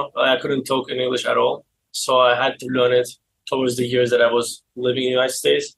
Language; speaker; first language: English; non-native, fluent; Azerbaijani